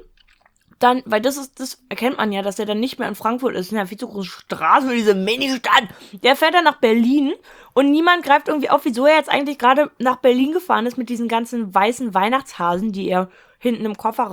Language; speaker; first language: German; native; German